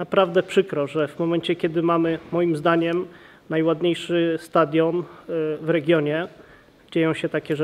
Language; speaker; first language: Polish; native; Polish